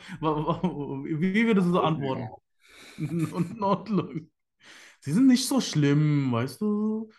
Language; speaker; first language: German; non-native, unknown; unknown